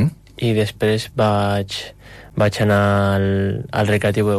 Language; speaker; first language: Catalan; non-native, local second language; Spanish